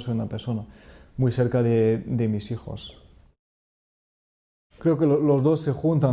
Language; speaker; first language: Spanish; non-native, fluent; French